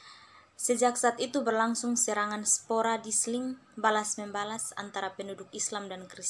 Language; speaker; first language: Indonesian; native; Indonesian